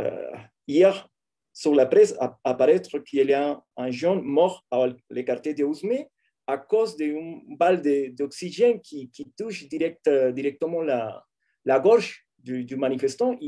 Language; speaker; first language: French; non-native, fluent; Spanish